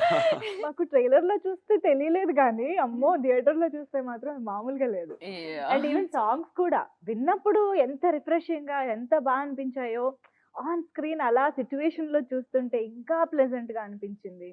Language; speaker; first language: Telugu; native; Telugu